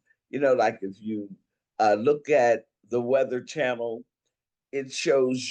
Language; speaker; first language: English; native; English